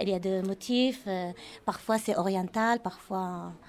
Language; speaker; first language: French; non-native, learner; Arabic